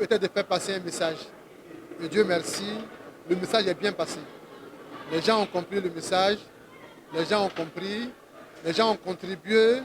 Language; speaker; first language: French; non-native, local second language; Dyula